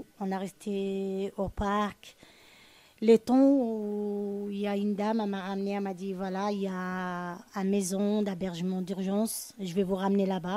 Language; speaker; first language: French; non-native, learner; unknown